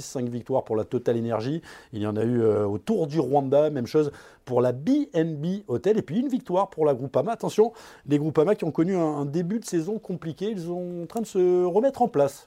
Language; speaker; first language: French; native; French